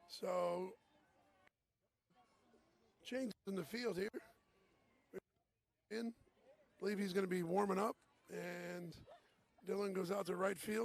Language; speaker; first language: English; native; English